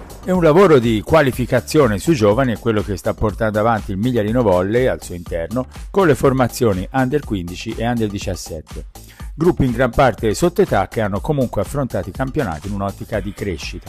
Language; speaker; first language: Italian; native; Italian